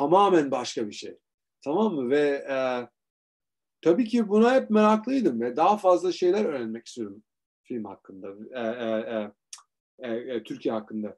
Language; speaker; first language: Turkish; early bilingual, heritage; Turkish